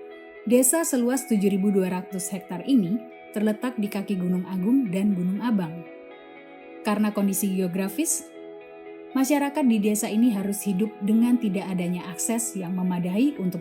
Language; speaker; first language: Indonesian; native; Indonesian